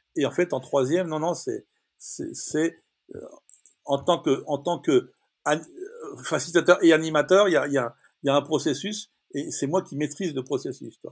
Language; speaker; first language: French; native; French